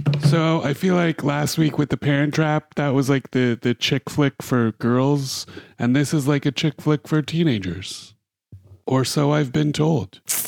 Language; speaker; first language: English; native; English